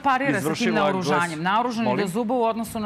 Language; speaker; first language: Serbian; native; Serbian